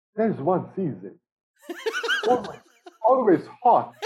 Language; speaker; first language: English; non-native, fluent; Maltese